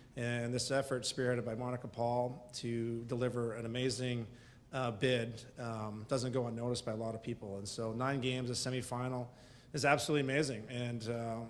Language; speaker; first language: English; native; English